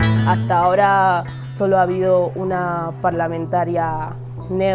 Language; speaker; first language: Spanish; early bilingual, other home language; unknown